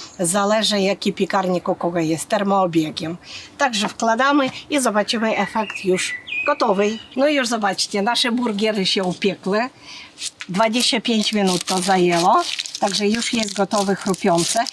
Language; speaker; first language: Polish; non-native, fluent; Ukrainian